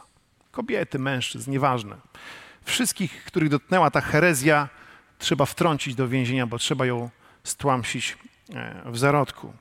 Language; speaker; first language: Polish; native; Polish